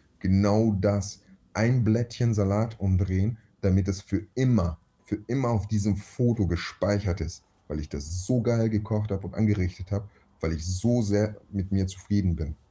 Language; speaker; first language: German; early bilingual, other home language; Russian